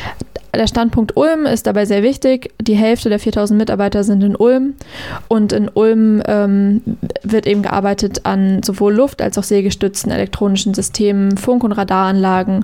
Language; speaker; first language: German; native; German